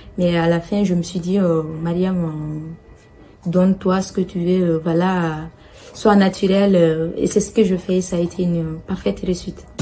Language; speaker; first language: French; non-native, local second language; Bambara